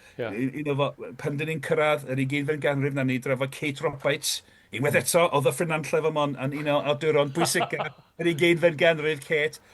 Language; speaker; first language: Welsh; non-native, fluent; English